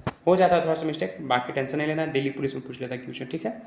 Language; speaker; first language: Hindi; native; Hindi